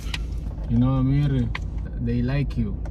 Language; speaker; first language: English; non-native, local second language; Filipino